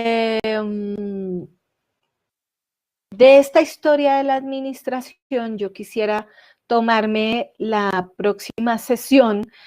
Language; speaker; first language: Spanish; native; Spanish